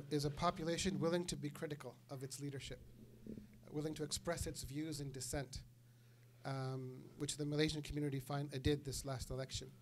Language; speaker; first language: English; native; English